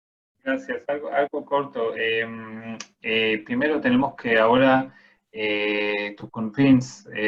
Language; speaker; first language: Spanish; non-native, fluent; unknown